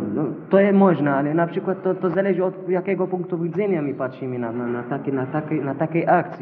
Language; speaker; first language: Polish; non-native, learner; Arabic